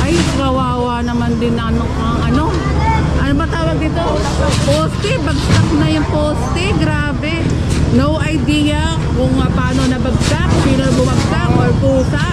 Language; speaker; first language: Filipino; native; Filipino